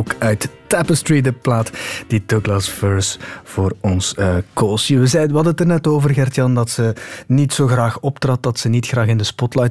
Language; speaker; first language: Dutch; native; Dutch